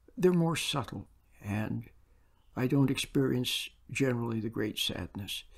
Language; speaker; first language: English; native; English